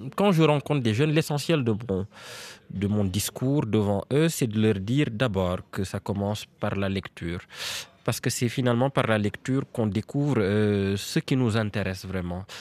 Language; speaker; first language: French; non-native, local second language; Serer